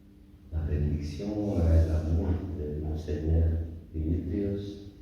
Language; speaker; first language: French; non-native, fluent; Greek